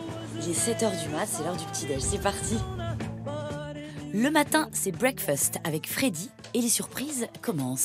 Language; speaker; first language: French; native; French